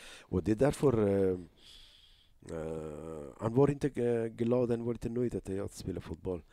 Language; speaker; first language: Swedish; non-native, learner; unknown